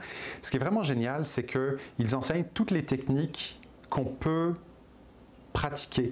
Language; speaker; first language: French; native; French